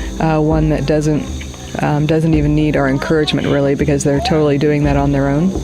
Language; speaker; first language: English; native; English